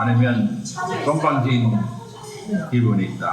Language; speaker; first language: Korean; non-native, fluent; English